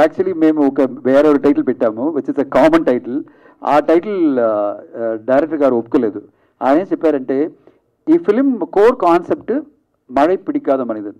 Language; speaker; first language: Telugu; non-native, fluent; Tamil